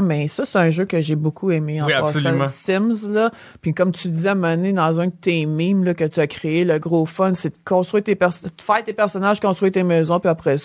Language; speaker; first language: French; native; French